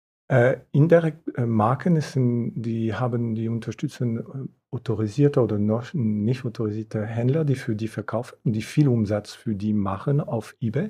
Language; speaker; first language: German; non-native, fluent; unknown